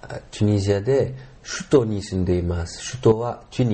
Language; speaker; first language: Japanese; non-native, learner; Arabic